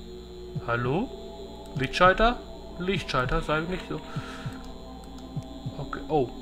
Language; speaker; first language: German; native; German